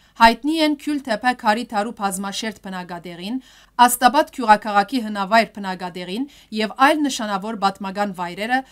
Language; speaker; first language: Armenian; early bilingual, heritage; Armenian